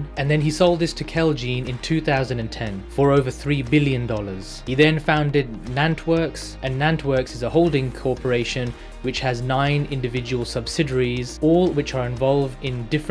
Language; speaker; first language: English; native; English